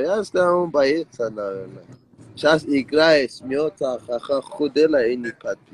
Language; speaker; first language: Russian; non-native, learner; Persian